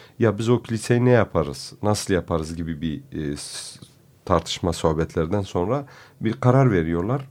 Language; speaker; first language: Turkish; non-native, local second language; Kurdish